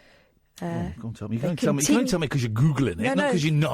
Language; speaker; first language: English; native; English